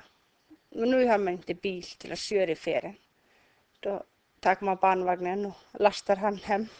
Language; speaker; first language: Swedish; non-native, learner; Icelandic